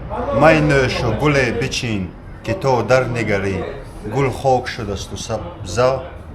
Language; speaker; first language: Persian; non-native, local second language; Shughni